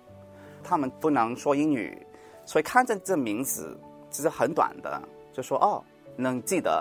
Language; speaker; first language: Chinese; early bilingual, heritage; Cantonese